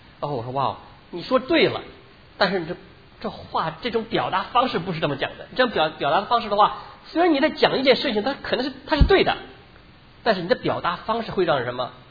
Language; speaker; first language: Chinese; native; Chinese